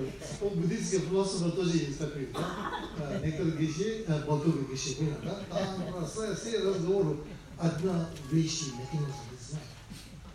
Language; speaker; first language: Russian; non-native, learner; Tibetan